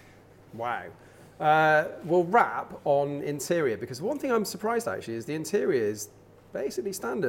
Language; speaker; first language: English; native; English